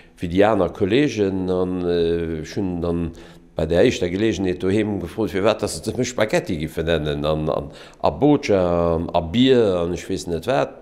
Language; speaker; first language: Luxembourgish; early bilingual, other home language; Italian